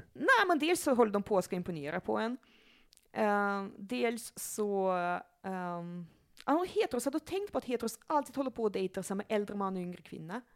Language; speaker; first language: Swedish; early bilingual, other home language; Russian